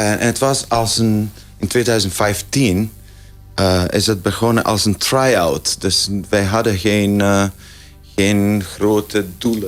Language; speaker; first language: Dutch; non-native, fluent; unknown